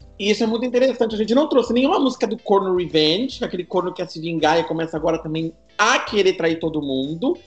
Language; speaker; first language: Portuguese; native; Portuguese